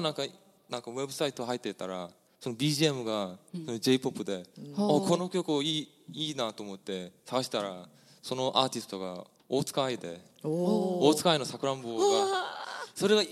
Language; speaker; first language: Japanese; non-native, fluent; Korean